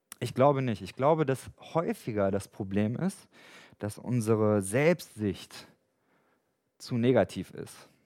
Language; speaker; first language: German; native; German